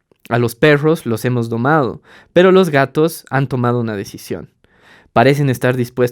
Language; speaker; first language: Spanish; native; Spanish